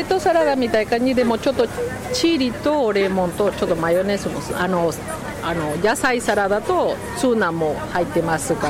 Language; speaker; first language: Japanese; non-native, learner; Spanish